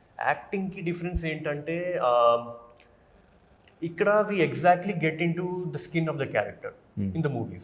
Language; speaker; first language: Telugu; non-native, fluent; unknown